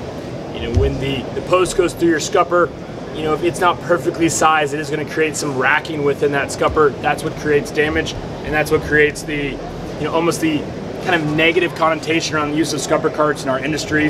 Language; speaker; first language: English; native; English